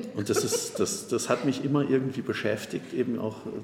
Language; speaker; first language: German; native; German